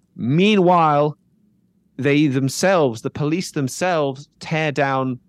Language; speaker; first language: English; native; English